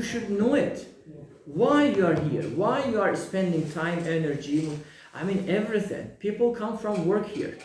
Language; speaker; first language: English; non-native, fluent; Persian